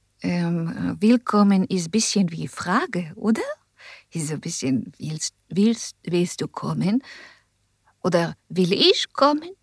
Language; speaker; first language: German; non-native, learner; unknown